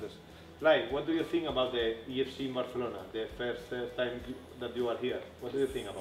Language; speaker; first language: English; non-native, learner; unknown